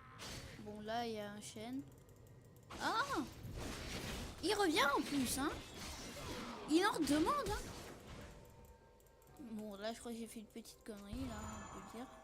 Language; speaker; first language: French; native; French